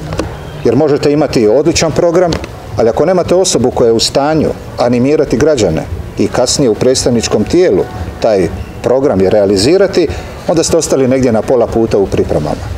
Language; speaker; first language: Serbian; native; Serbian